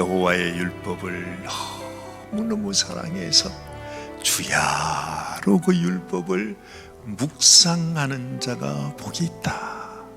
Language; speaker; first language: Korean; native; Korean